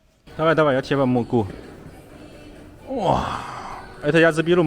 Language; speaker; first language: Russian; non-native, learner; Chinese